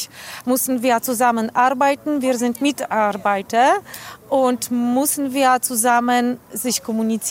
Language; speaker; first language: German; non-native, learner; Polish